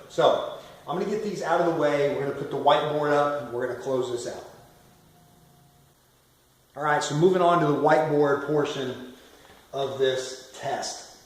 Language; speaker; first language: English; native; English